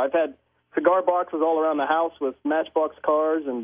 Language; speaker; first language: English; native; English